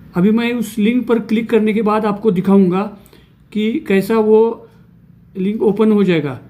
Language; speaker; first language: Hindi; non-native, local second language; Marathi